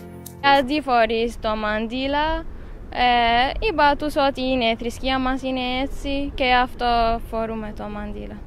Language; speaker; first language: Greek; non-native, local second language; Arabic